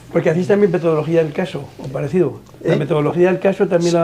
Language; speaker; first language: Spanish; native; Spanish